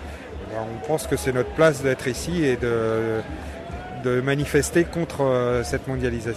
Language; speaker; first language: French; native; French